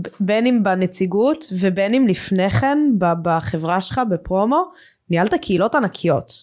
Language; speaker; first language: Hebrew; native; Hebrew